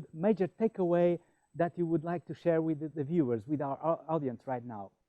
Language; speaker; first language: English; non-native, fluent; Portuguese